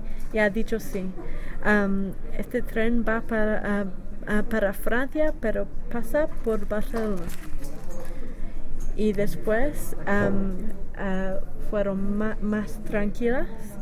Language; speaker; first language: Spanish; non-native, learner; English